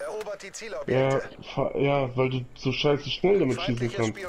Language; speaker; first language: German; native; German